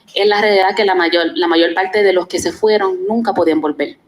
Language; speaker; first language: Spanish; early bilingual, heritage; Spanish